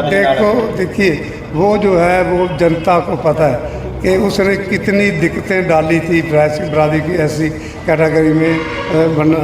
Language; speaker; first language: Hindi; non-native, local second language; Punjabi